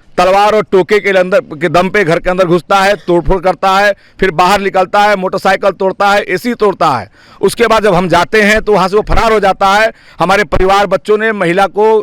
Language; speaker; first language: Hindi; native; Hindi